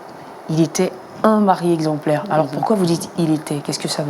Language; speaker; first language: French; native; French